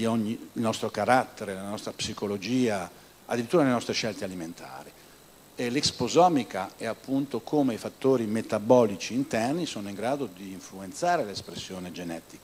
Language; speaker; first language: Italian; native; Italian